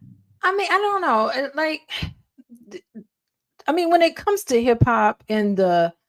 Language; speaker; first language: English; native; English